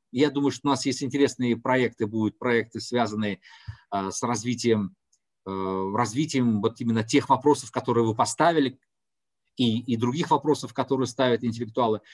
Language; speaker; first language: Russian; non-native, local second language; Tajik